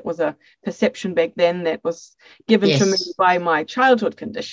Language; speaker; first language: English; non-native, fluent; German